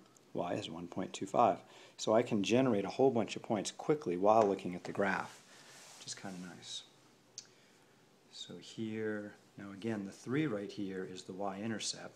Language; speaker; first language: English; native; English